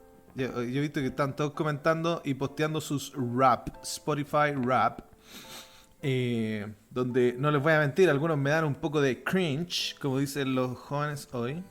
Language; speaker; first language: Spanish; native; Spanish